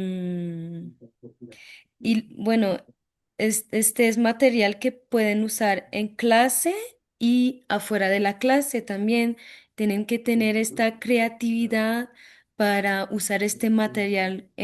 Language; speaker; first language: Spanish; non-native, fluent; French